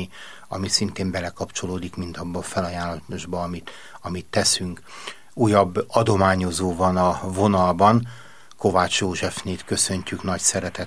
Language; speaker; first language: Hungarian; native; Hungarian